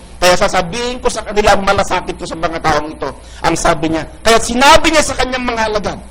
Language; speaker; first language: Filipino; non-native, local second language; Iloko